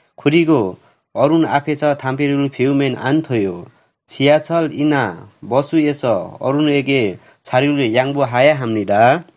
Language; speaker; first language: Korean; non-native, learner; Nepali